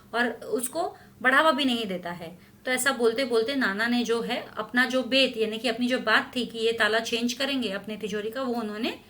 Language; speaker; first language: Hindi; non-native, local second language; Marathi